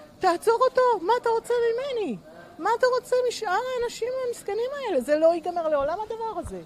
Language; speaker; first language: Hebrew; early bilingual, other home language; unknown